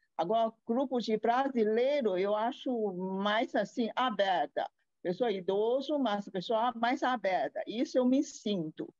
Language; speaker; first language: Portuguese; non-native, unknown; Chinese